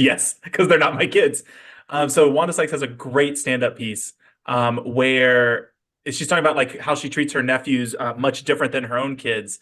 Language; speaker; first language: English; native; English